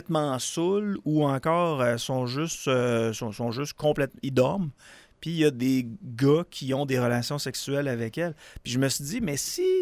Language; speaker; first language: French; native; French